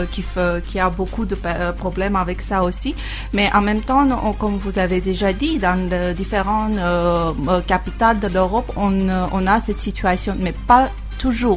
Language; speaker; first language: French; non-native, learner; Armenian